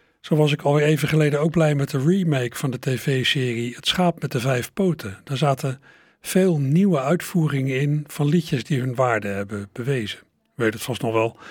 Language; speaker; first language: Dutch; native; Dutch